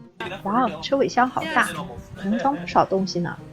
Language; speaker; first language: Chinese; native; Chinese